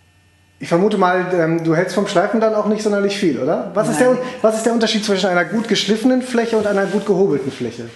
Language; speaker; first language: German; native; German